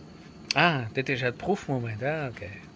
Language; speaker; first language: Dutch; native; Dutch